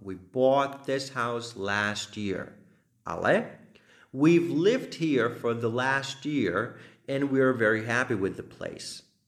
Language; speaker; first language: English; non-native, fluent; Slovak